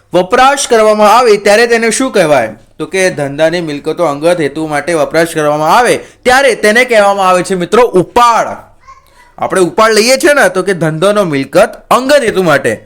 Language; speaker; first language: Gujarati; non-native, local second language; Marathi